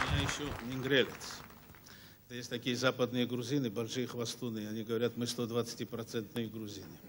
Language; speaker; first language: Russian; non-native, local second language; Georgian